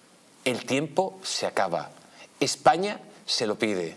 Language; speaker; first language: Spanish; native; Spanish